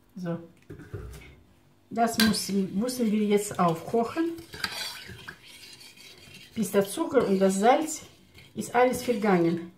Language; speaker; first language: German; non-native, fluent; Russian